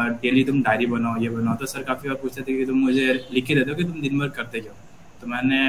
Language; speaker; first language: Hindi; native; Hindi